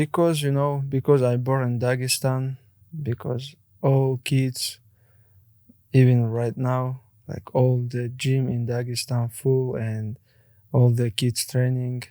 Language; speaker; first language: English; non-native, learner; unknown